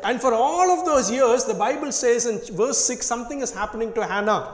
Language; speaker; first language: English; non-native, local second language; Tamil